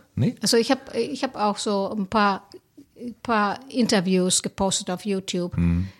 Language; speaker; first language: German; non-native, fluent; Finnish